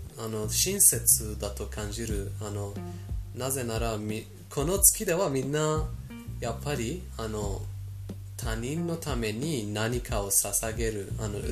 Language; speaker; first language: Japanese; non-native, fluent; Persian